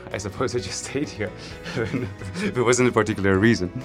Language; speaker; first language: English; non-native, fluent; Greek